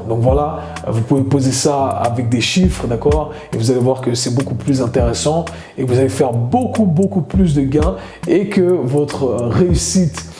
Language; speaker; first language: French; native; French